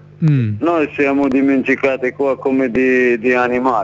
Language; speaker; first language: Italian; non-native, learner; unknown